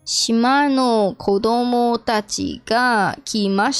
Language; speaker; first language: Japanese; non-native, learner; English